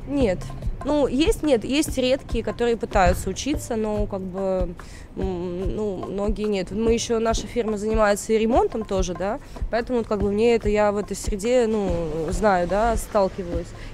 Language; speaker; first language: Russian; native; Russian